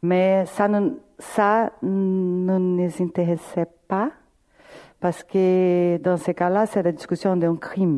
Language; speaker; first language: French; non-native, fluent; Portuguese